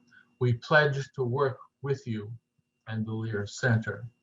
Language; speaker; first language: English; native; English